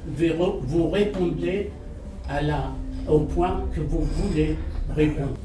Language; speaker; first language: French; non-native, fluent; Arabic